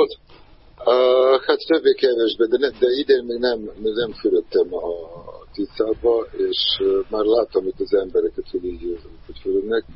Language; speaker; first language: Hungarian; non-native, fluent; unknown